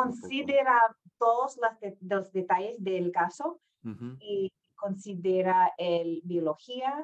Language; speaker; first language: Spanish; non-native, fluent; English